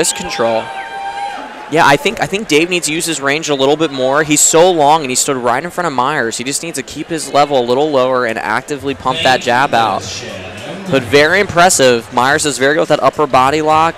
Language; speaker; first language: English; native; English